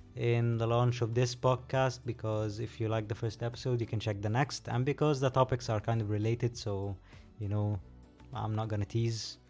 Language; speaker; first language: English; non-native, fluent; Arabic